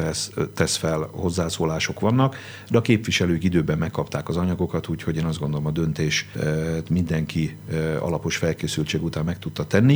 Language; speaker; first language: Hungarian; native; Hungarian